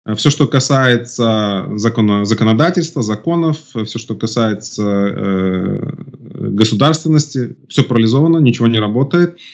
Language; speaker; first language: Russian; native; Russian